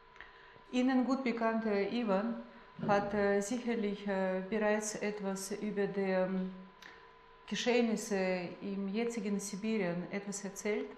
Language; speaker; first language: German; non-native, fluent; Russian